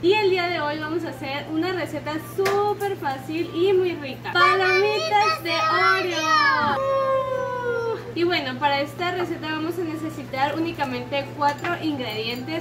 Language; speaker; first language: Spanish; native; Spanish